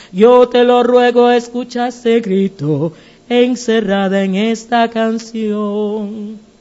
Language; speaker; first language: Spanish; native; Spanish